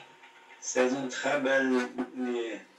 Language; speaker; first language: French; non-native, learner; Portuguese